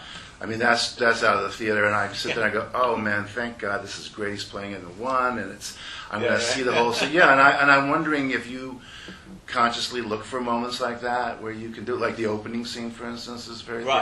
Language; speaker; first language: English; native; English